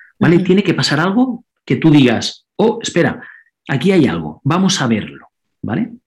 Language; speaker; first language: Spanish; non-native, local second language; Catalan